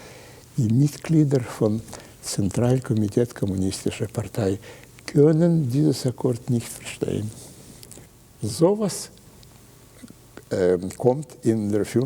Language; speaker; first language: German; non-native, fluent; Russian